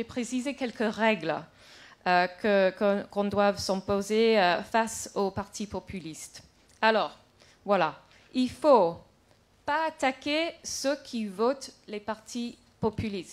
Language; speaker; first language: French; non-native, fluent; English